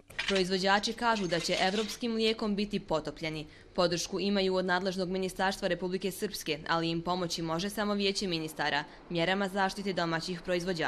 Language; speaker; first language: Bosnian; native; Bosnian